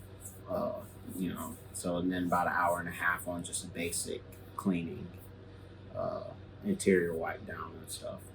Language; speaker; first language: English; native; English